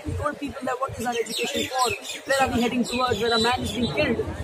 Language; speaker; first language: English; non-native, local second language; Urdu